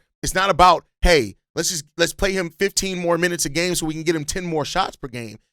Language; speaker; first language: English; native; English